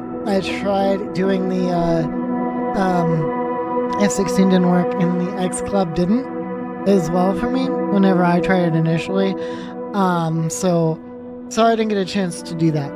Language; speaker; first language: English; native; English